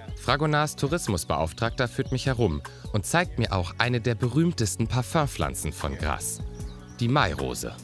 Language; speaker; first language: German; native; German